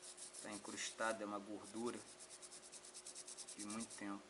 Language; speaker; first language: Portuguese; native; Portuguese